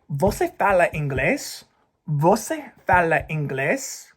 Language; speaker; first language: Portuguese; non-native, learner; English